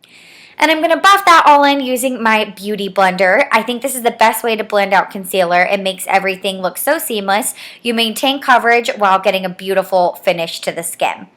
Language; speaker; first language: English; native; English